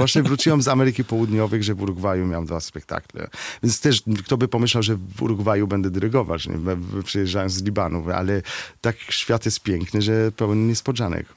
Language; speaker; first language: Polish; non-native, fluent; Arabic